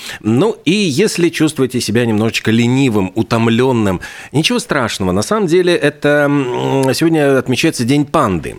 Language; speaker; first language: Russian; native; Russian